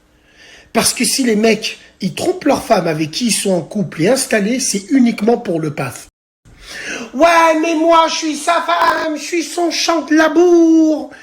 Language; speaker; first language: French; native; French